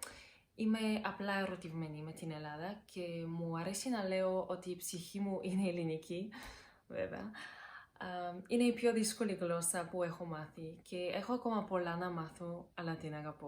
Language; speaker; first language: Greek; non-native, learner; Bulgarian